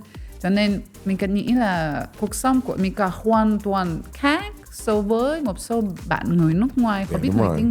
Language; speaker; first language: Vietnamese; non-native, fluent; French